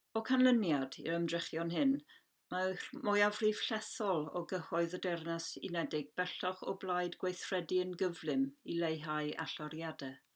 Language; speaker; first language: Welsh; non-native, local second language; English